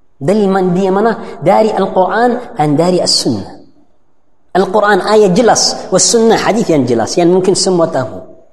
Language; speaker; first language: Malay; non-native, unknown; Arabic